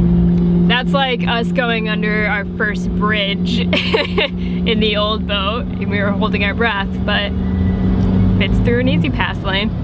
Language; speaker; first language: English; native; English